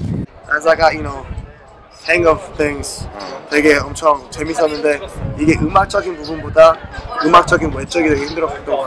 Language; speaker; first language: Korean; early bilingual, heritage; Korean